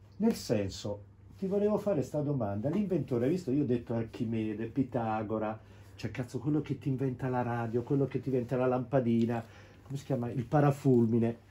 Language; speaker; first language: Italian; native; Italian